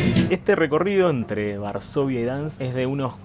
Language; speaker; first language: Spanish; native; Spanish